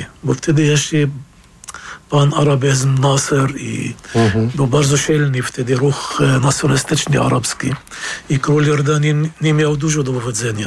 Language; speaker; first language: Polish; non-native, fluent; Arabic